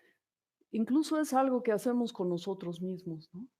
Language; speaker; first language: Spanish; native; Spanish